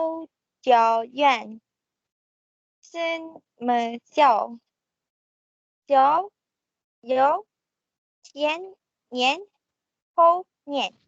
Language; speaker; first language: Chinese; non-native, learner; Malay